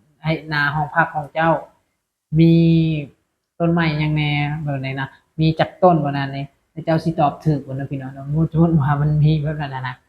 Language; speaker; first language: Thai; non-native, local second language; Lao